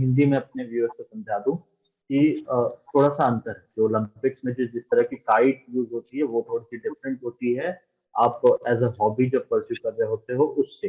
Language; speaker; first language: Hindi; native; Hindi